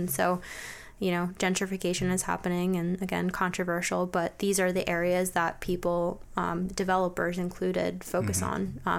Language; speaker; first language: English; native; English